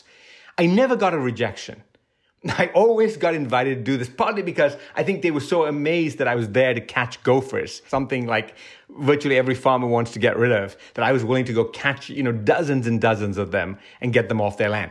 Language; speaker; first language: English; non-native, local second language; Tamil